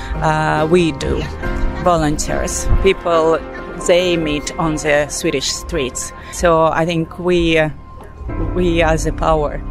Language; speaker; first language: English; non-native, fluent; Belarusian